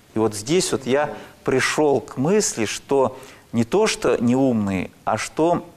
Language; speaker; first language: Russian; native; Russian